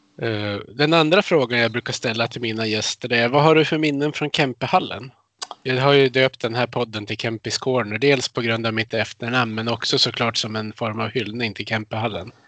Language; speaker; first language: Swedish; native; Swedish